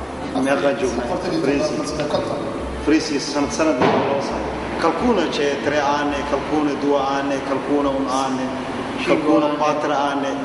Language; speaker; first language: Italian; non-native, learner; Somali